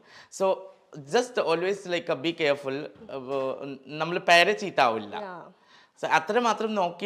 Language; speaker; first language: Malayalam; non-native, learner; Assamese